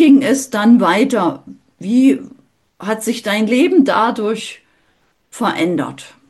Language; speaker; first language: German; native; German